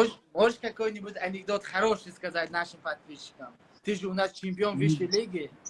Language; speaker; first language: Russian; non-native, local second language; Tajik